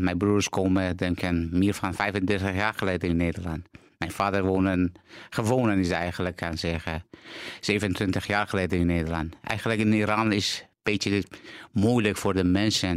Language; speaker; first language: Dutch; non-native, learner; Persian